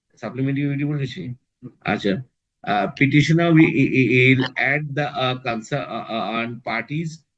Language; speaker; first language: English; non-native, local second language; Bangla